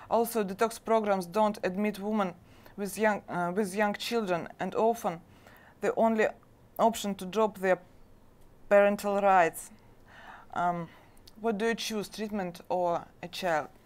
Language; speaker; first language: English; non-native, learner; Russian